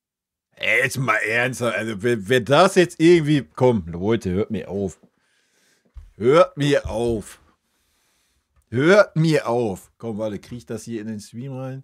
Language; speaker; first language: German; native; German